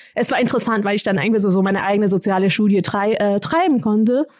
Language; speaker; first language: German; non-native, fluent; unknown